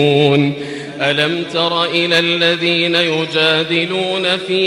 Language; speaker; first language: Arabic; native; Arabic